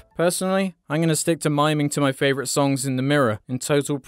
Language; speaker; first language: English; native; English